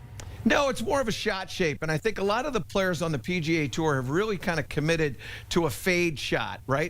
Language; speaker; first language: English; native; English